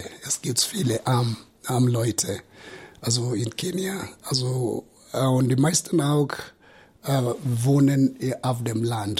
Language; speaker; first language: German; non-native, fluent; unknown